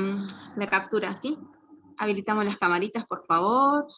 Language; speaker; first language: Spanish; native; Spanish